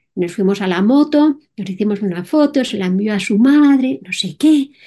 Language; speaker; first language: Spanish; native; Spanish